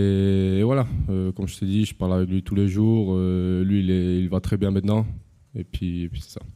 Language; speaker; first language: French; non-native, fluent; Spanish